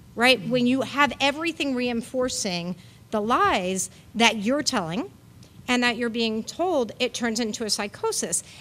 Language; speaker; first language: English; native; English